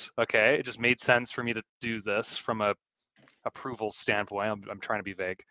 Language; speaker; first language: English; native; English